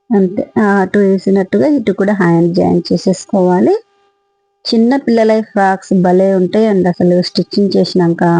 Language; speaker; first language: Telugu; non-native, local second language; Marathi